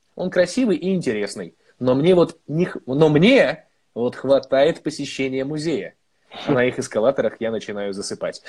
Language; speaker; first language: Russian; native; Russian